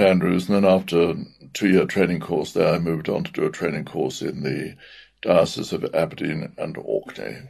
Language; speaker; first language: English; native; English